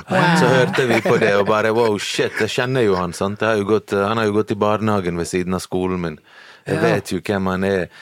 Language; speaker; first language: Norwegian; early bilingual, other home language; Bosnian